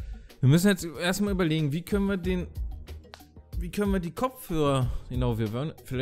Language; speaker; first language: German; native; German